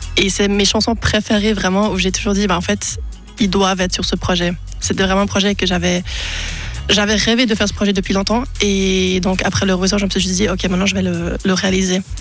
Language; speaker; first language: French; non-native, local second language; German